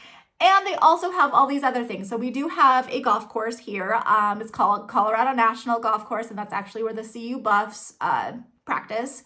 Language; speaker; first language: English; native; English